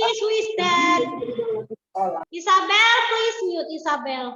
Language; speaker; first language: English; non-native, learner; Indonesian